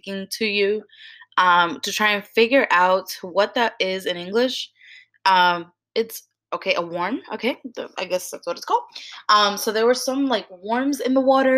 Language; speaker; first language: English; early bilingual, other home language; Spanish